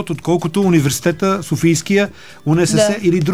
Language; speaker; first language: Bulgarian; native; Bulgarian